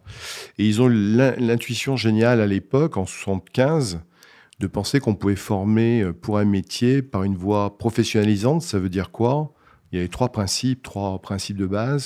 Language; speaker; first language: French; native; French